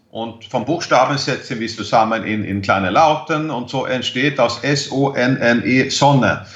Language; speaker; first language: German; non-native, fluent; Swedish